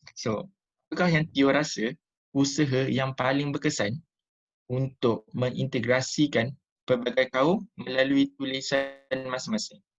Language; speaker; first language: Malay; native; Malay